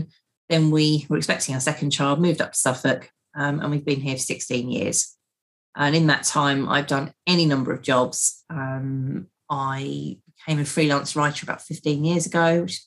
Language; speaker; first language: English; native; English